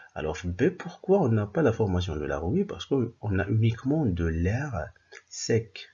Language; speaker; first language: French; non-native, local second language; Arabic